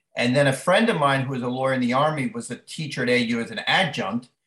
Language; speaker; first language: English; native; English